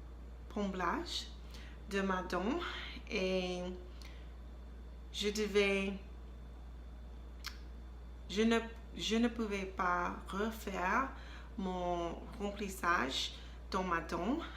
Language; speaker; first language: French; non-native, learner; English